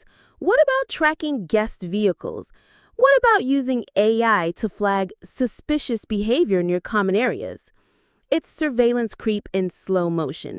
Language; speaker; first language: English; native; English